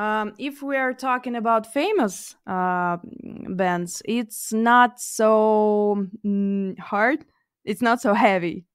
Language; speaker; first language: English; non-native, fluent; Russian